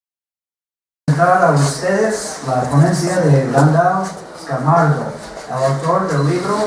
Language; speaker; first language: Spanish; non-native, fluent; English